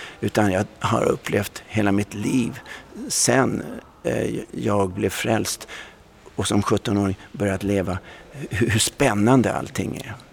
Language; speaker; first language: Swedish; native; Swedish